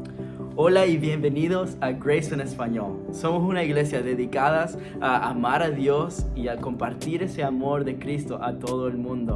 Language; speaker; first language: Spanish; non-native, fluent; English